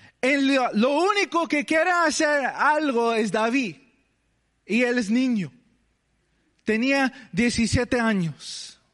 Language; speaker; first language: Spanish; early bilingual, heritage; English